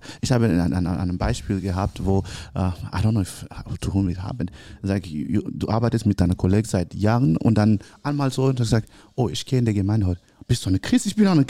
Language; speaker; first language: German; non-native, learner; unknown